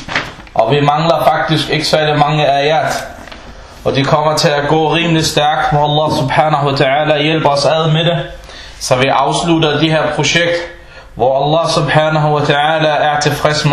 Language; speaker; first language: Danish; non-native, fluent; Arabic